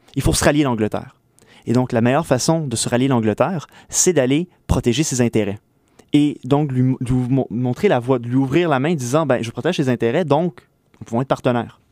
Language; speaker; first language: French; native; French